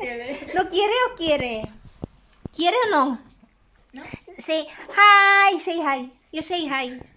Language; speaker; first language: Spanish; non-native, fluent; Filipino